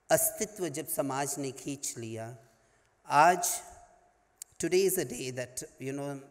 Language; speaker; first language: English; non-native, local second language; Hindi